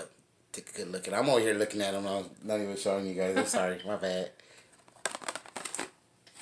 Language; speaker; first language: English; native; English